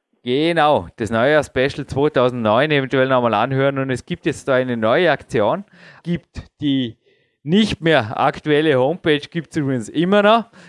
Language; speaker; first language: German; native; German